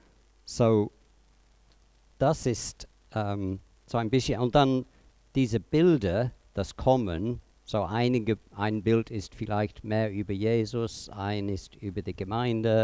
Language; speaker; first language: German; non-native, fluent; English